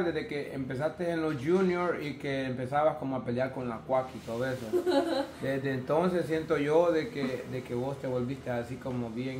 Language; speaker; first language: Spanish; native; Spanish